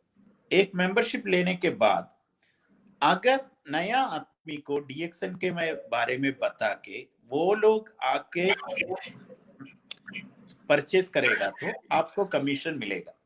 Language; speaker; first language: Hindi; non-native, fluent; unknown